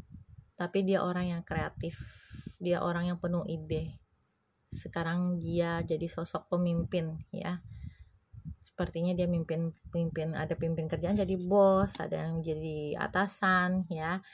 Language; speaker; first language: Indonesian; native; Indonesian